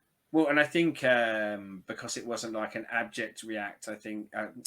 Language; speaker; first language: English; native; English